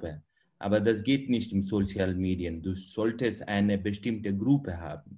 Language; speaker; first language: German; non-native, fluent; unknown